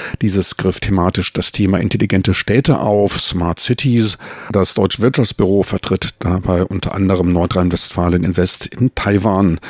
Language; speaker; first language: German; native; German